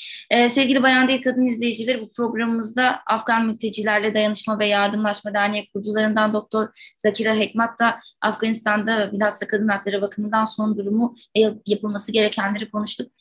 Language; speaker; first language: Turkish; native; Turkish